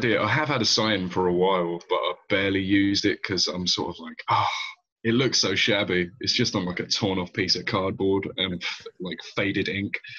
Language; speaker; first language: English; native; English